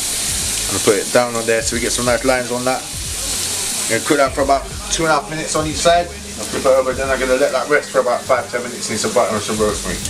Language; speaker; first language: English; native; English